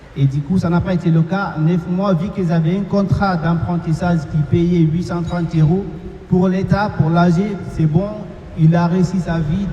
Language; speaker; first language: French; non-native, local second language; Fula